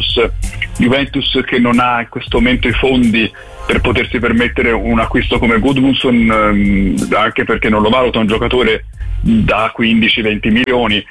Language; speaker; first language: Italian; native; Italian